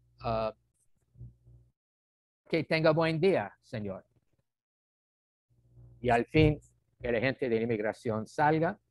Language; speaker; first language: Spanish; non-native, fluent; English